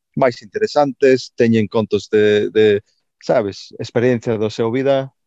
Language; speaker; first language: Galician; native; Galician